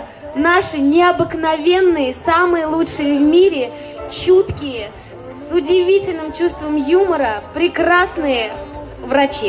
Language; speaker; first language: Russian; native; Russian